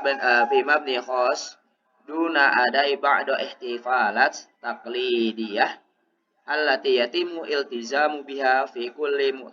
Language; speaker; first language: Arabic; non-native, learner; Indonesian